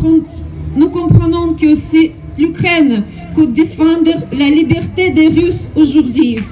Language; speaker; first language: French; non-native, learner; Russian